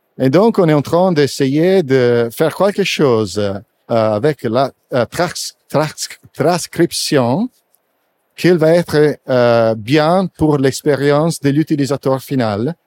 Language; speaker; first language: French; non-native, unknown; Italian